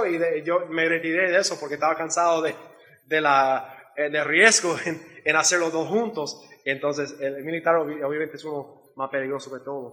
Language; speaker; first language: Spanish; non-native, learner; English